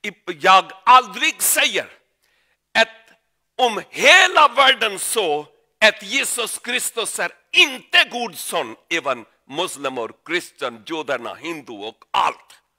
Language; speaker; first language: Swedish; non-native, learner; Urdu